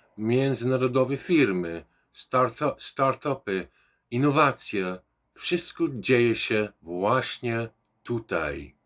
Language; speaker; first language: Polish; non-native, fluent; English